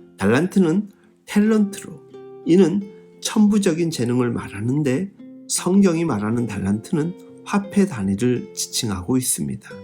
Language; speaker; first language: Korean; native; Korean